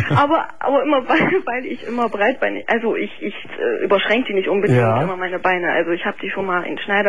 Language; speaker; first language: German; native; German